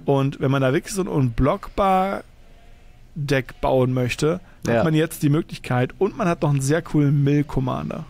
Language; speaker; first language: German; native; German